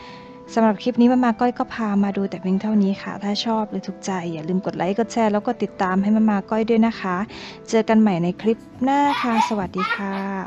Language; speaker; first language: Thai; native; Thai